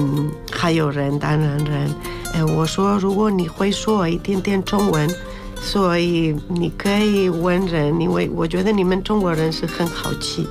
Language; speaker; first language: Chinese; non-native, learner; Spanish